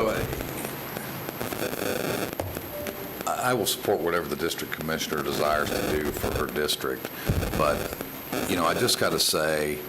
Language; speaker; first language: English; native; English